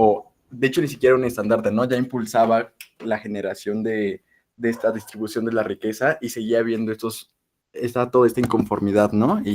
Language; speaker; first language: Spanish; native; Spanish